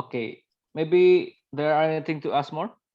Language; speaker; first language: English; non-native, learner; Indonesian